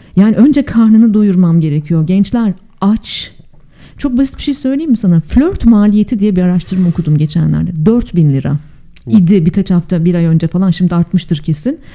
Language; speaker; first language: Turkish; native; Turkish